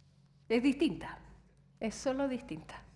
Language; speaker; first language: Spanish; native; Spanish